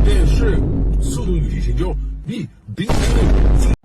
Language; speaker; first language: Chinese; non-native, learner; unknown